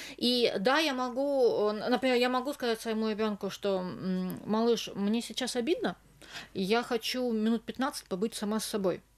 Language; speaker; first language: Russian; native; Russian